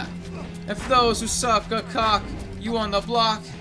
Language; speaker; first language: English; native; English